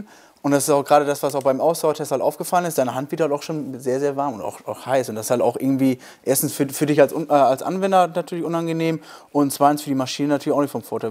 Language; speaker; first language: German; native; German